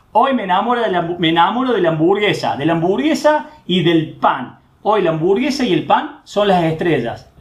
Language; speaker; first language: Spanish; native; Spanish